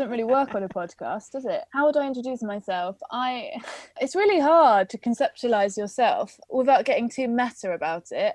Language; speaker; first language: English; native; English